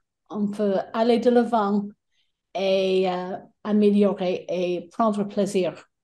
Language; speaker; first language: French; non-native, fluent; English